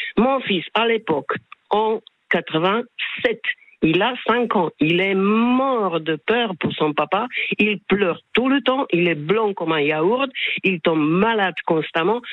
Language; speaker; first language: French; non-native, fluent; Slovak